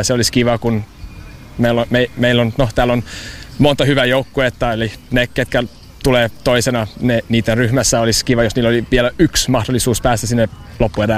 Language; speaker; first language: Finnish; non-native, learner; English